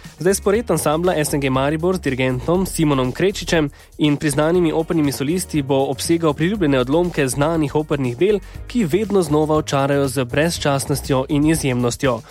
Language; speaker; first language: Slovenian; native; Slovenian